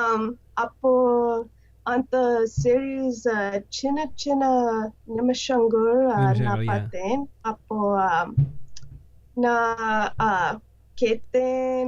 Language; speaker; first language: Tamil; non-native, learner; English